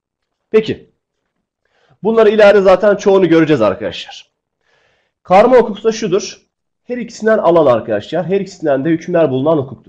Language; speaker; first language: Turkish; native; Turkish